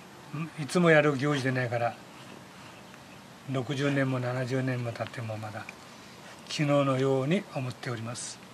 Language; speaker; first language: Japanese; native; Japanese